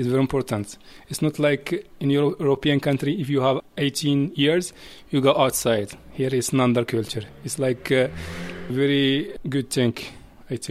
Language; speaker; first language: English; non-native, learner; Arabic